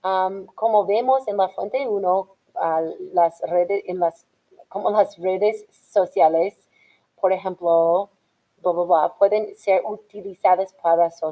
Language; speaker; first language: Spanish; non-native, fluent; English